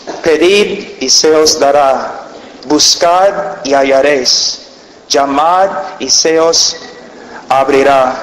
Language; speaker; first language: Spanish; non-native, fluent; English